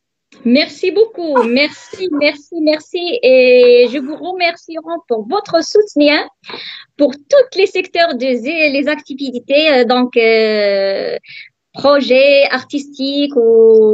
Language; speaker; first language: French; non-native, learner; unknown